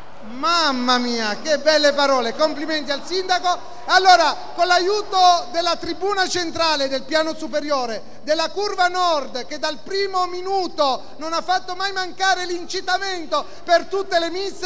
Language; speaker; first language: Italian; native; Italian